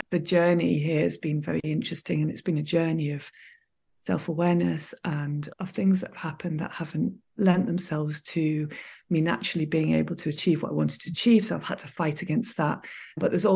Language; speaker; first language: English; native; English